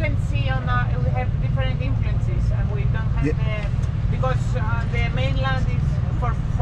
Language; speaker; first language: English; non-native, fluent; Greek